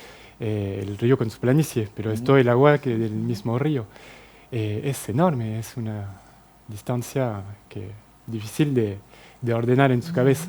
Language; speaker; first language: Spanish; non-native, fluent; French